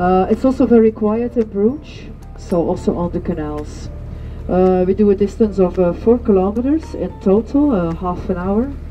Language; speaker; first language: English; non-native, fluent; Dutch